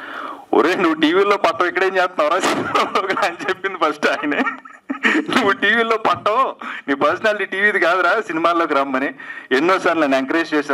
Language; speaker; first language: Telugu; native; Telugu